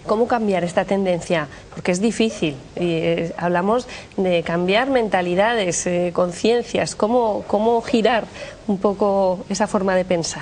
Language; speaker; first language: Spanish; native; Spanish